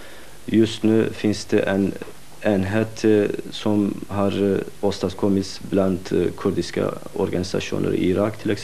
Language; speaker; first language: Swedish; non-native, fluent; Kurdish